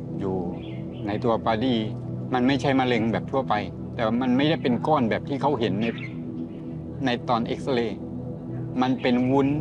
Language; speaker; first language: Thai; native; Thai